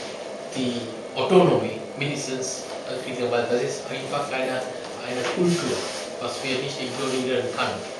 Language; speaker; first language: German; non-native, learner; Sinhala